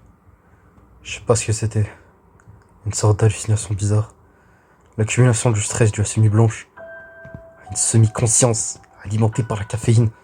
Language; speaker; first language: French; native; French